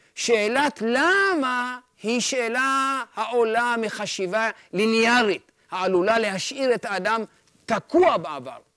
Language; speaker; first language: Hebrew; early bilingual, other home language; Amharic